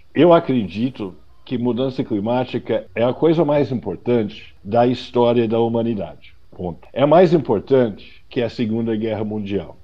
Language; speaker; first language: Portuguese; non-native, fluent; English